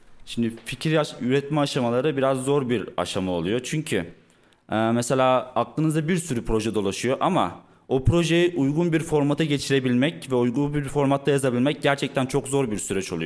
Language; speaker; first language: Turkish; native; Turkish